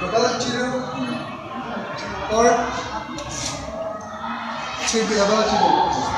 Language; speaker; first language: English; non-native, learner; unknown